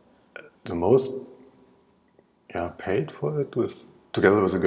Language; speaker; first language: English; non-native, learner; German